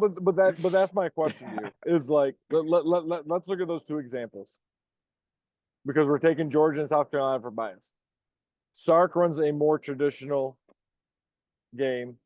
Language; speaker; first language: English; native; English